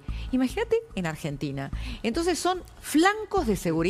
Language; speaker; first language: Spanish; native; Spanish